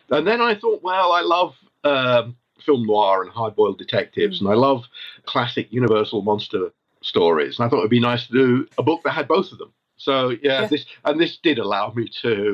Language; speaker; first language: English; native; English